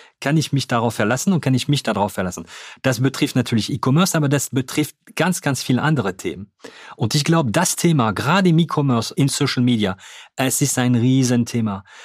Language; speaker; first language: German; non-native, fluent; French